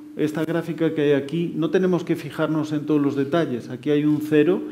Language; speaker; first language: Spanish; native; Spanish